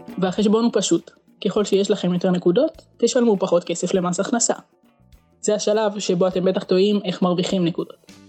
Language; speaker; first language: Hebrew; native; Hebrew